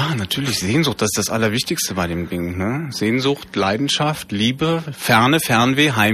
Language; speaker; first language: German; native; German